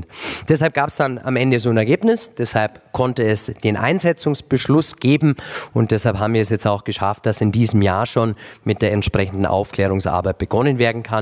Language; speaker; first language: German; native; German